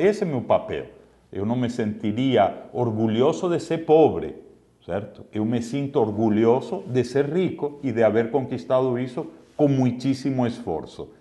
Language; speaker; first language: Portuguese; non-native, fluent; Spanish